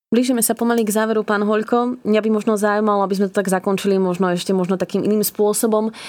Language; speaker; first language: Slovak; native; Slovak